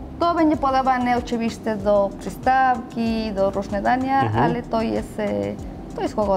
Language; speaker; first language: Polish; non-native, learner; Spanish